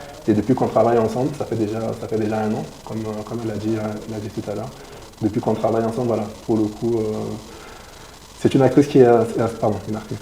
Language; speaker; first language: French; native; French